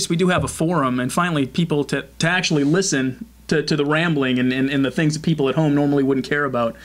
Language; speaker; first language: English; native; English